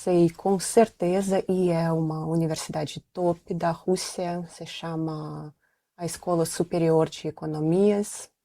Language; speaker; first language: Portuguese; non-native, fluent; Russian